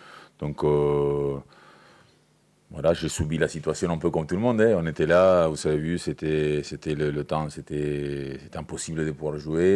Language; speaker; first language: French; native; French